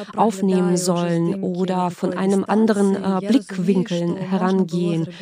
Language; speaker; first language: German; non-native, fluent; Belarusian